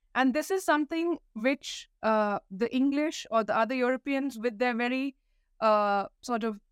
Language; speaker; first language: English; non-native, local second language; Hindi